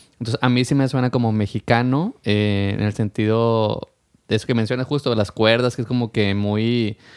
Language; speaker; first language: Spanish; native; Spanish